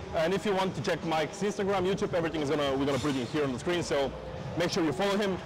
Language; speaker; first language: English; non-native, fluent; Bulgarian